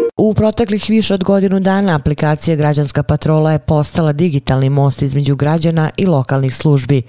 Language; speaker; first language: Bosnian; native; Bosnian